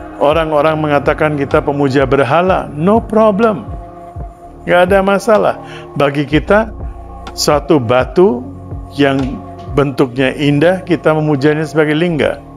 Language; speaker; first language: Indonesian; early bilingual, other home language; Sindhi